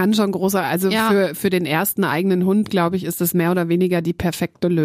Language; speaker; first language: German; native; German